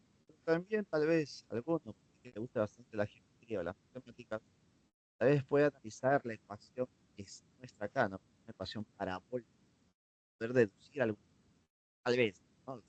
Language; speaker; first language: Spanish; native; Spanish